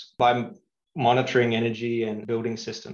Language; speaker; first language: English; native; English